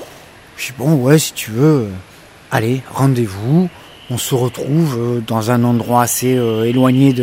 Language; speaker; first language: French; native; French